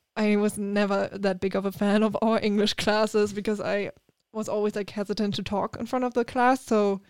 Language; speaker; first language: English; non-native, fluent; German